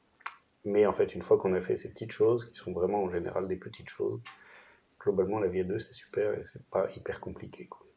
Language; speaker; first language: French; native; French